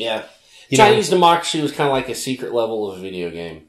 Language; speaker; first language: English; native; English